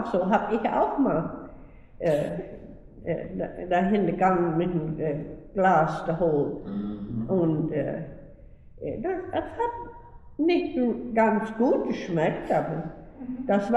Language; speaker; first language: German; early bilingual, heritage; German